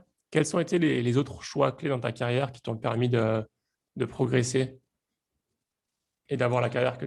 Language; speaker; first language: French; native; French